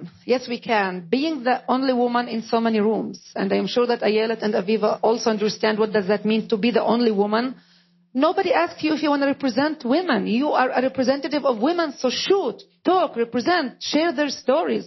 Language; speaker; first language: English; non-native, fluent; Arabic